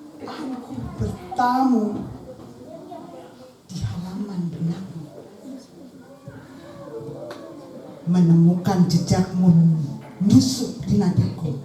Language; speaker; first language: Indonesian; native; Indonesian